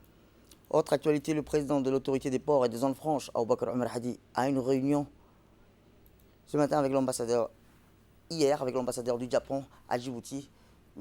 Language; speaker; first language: French; native; French